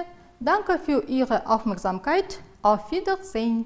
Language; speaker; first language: German; non-native, fluent; Uzbek